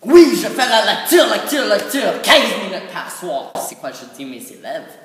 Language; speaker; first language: French; non-native, learner; English